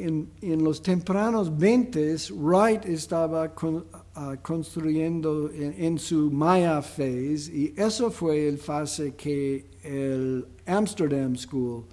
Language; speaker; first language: Spanish; non-native, fluent; English